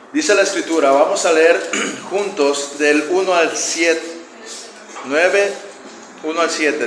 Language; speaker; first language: Spanish; native; Spanish